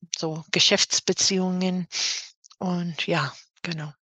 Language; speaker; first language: German; non-native, fluent; English